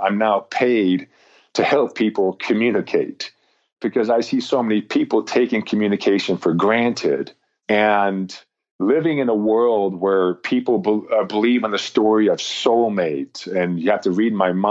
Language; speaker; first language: English; native; English